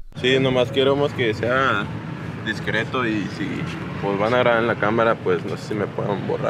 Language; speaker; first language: Spanish; native; Spanish